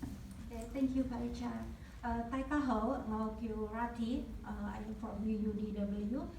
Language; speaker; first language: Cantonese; non-native, learner; Indonesian